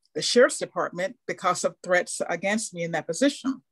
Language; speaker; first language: English; native; English